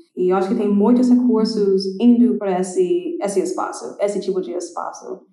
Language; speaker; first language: Portuguese; non-native, fluent; English